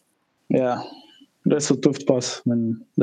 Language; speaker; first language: Swedish; early bilingual, other home language; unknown